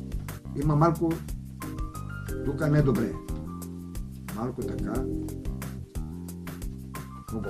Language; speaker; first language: Bulgarian; non-native, learner; Greek